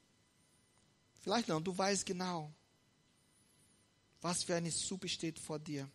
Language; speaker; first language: German; non-native, fluent; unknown